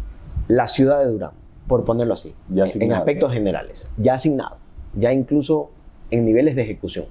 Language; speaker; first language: Spanish; native; Spanish